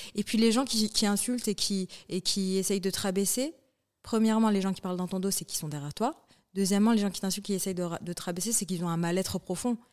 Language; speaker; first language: French; early bilingual, other home language; Arabic